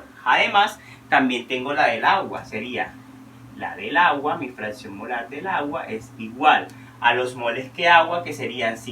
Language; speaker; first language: Spanish; native; Spanish